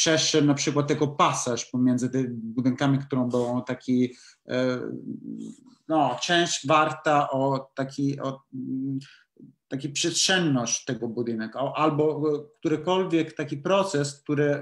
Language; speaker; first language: Polish; non-native, learner; Italian